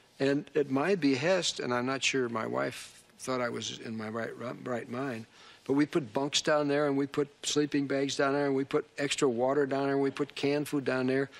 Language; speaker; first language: English; native; English